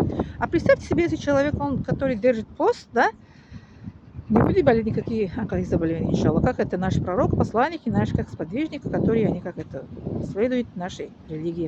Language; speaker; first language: Russian; non-native, learner; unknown